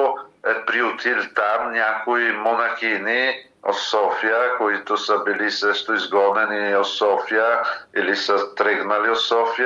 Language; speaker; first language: Bulgarian; non-native, fluent; Italian